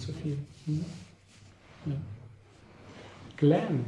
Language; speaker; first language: German; native; German